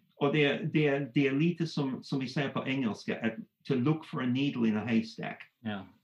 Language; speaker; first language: Swedish; non-native, fluent; English